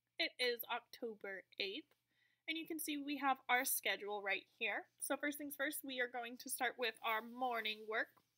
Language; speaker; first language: English; native; English